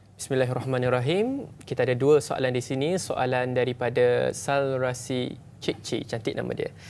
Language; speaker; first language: Malay; native; Malay